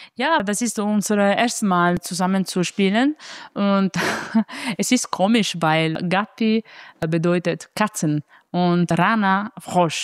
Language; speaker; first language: German; non-native, fluent; Italian